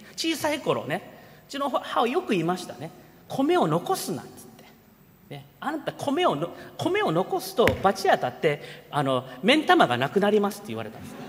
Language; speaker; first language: Japanese; early bilingual, heritage; Japanese